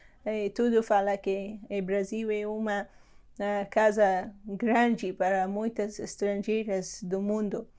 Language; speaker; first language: Portuguese; non-native, learner; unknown